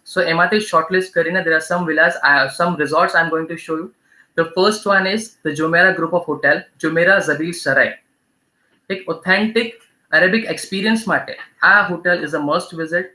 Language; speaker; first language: English; non-native, local second language; Gujarati